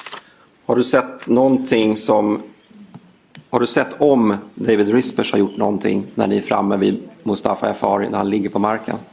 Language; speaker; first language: Swedish; native; Swedish